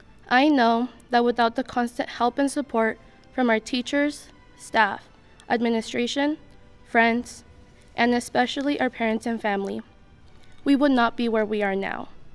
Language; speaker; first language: English; early bilingual, other home language; Spanish